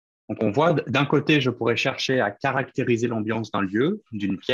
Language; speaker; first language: French; native; French